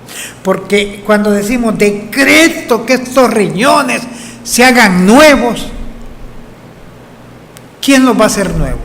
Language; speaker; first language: Spanish; native; Spanish